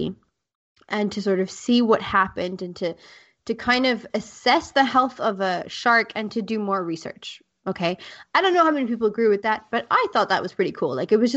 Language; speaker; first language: English; native; English